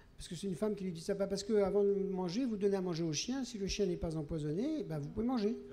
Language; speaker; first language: French; native; French